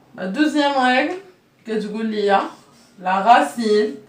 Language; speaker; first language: French; non-native, local second language; Arabic